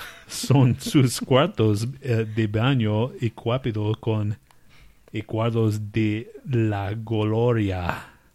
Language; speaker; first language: Spanish; non-native, learner; English